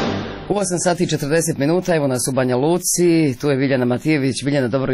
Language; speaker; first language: Croatian; native; Croatian